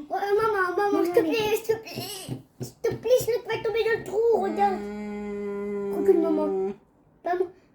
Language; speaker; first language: French; native; French